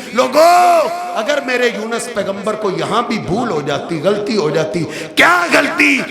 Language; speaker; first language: Urdu; non-native, local second language; Punjabi